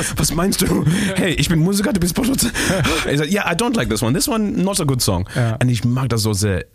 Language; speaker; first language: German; non-native, learner; Shona